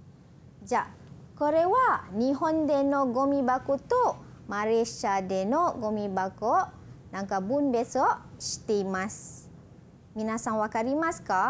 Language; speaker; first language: Japanese; non-native, fluent; Malay